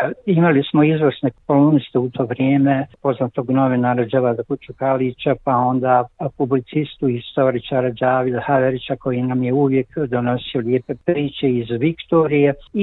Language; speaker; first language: Croatian; native; Croatian